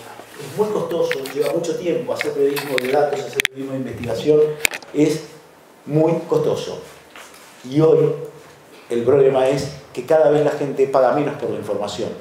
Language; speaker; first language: Spanish; native; Spanish